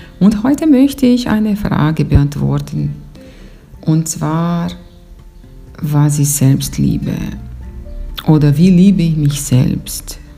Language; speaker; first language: German; non-native, fluent; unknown